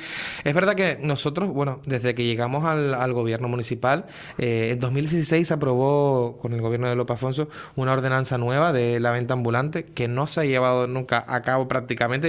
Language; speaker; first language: Spanish; native; Spanish